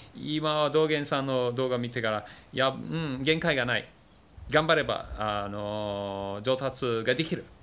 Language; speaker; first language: Japanese; non-native, fluent; English